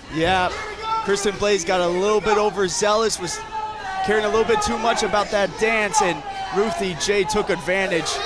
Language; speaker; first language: English; native; English